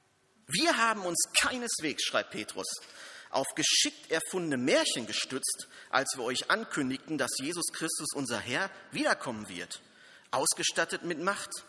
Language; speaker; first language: German; native; German